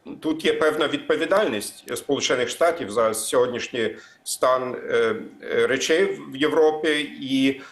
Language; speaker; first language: Ukrainian; non-native, fluent; German